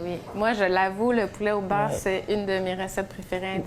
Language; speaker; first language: French; native; French